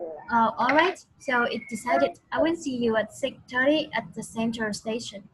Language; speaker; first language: English; non-native, fluent; Vietnamese